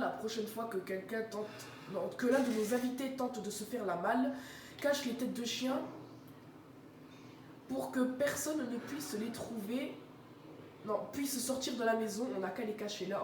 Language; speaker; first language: French; native; French